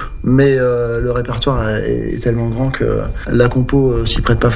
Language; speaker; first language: French; native; French